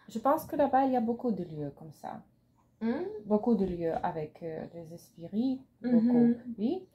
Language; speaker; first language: French; non-native, learner; Russian